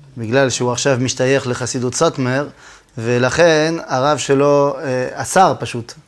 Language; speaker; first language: Hebrew; non-native, fluent; French